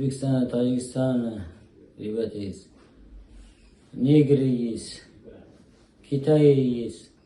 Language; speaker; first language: Russian; non-native, learner; Uzbek